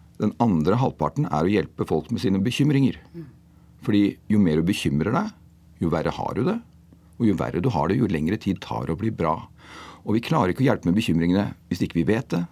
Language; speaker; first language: Norwegian; native; Norwegian